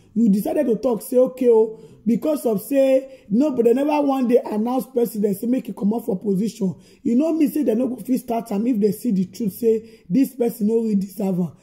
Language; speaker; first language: Nigerian Pidgin; native; Nigerian Pidgin